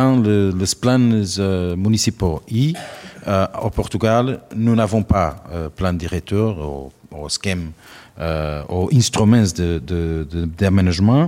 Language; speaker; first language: French; non-native, learner; Portuguese